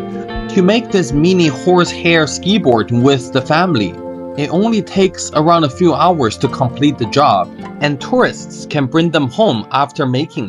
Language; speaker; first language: English; non-native, fluent; Chinese